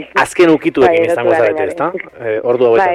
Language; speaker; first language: Basque; native; Basque